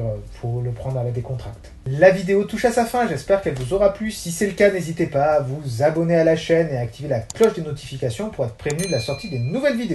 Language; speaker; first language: French; native; French